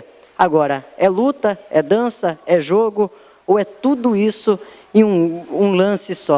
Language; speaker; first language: Portuguese; native; Portuguese